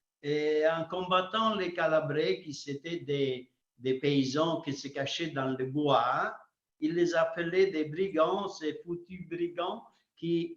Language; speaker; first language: French; non-native, fluent; Italian